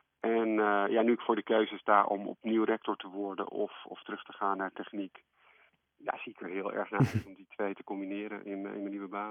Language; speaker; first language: Dutch; native; Dutch